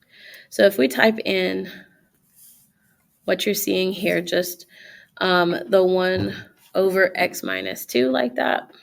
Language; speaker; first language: English; native; English